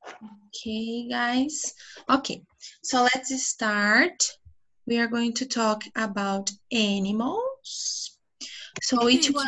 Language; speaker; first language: English; non-native, fluent; Portuguese